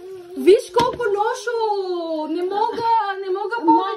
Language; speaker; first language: Bulgarian; non-native, local second language; Filipino